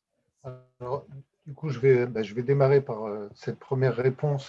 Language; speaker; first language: French; native; French